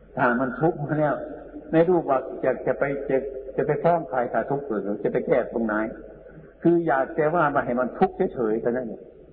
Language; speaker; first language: Thai; non-native, local second language; Northeastern Thai